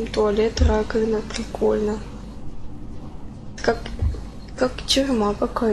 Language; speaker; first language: Russian; native; Russian